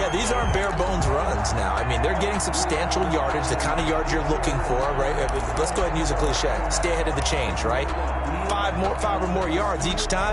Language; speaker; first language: English; native; English